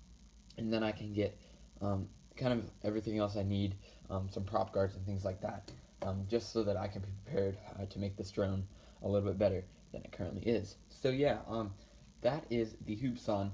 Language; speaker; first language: English; native; English